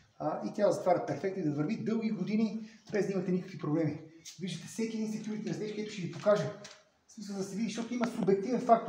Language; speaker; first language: Bulgarian; native; Bulgarian